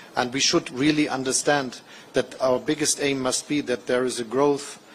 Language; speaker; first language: English; non-native, fluent; German